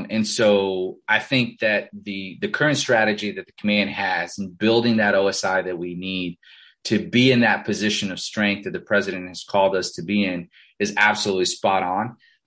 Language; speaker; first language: English; early bilingual, other home language; Spanish